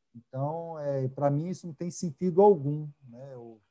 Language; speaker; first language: Portuguese; native; Portuguese